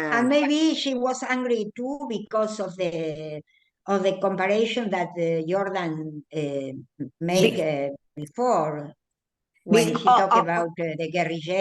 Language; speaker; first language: English; non-native, learner; Spanish